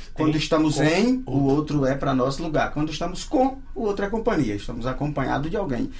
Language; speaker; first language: Portuguese; native; Portuguese